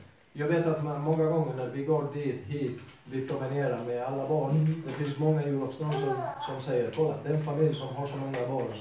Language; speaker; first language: Swedish; non-native, fluent; Spanish